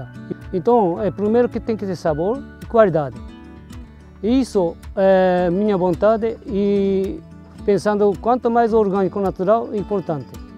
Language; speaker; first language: Portuguese; non-native, fluent; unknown